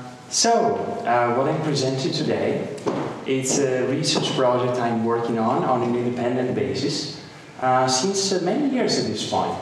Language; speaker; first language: English; non-native, fluent; Italian